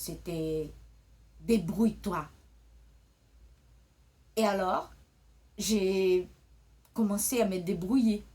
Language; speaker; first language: French; early bilingual, other home language; Portuguese